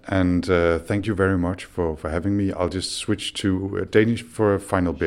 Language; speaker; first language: English; non-native, fluent; Danish